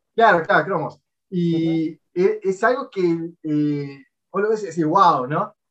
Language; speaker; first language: Spanish; native; Spanish